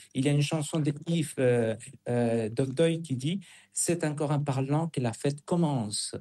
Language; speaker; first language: French; non-native, fluent; Spanish